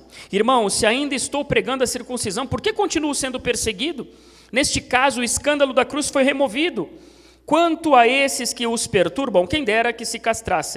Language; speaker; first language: Portuguese; native; Portuguese